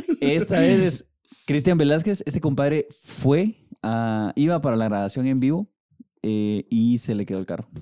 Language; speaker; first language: Spanish; native; Spanish